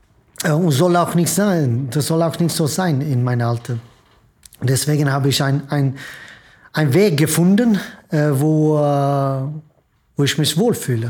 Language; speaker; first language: German; non-native, fluent; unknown